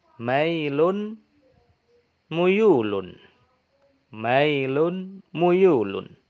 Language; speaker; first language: Arabic; non-native, fluent; Indonesian